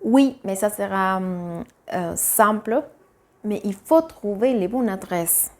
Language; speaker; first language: French; non-native, fluent; Spanish